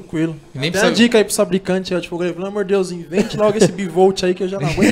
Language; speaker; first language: Portuguese; native; Portuguese